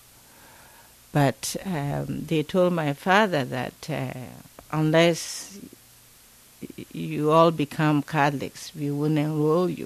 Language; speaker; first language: English; non-native, local second language; Akan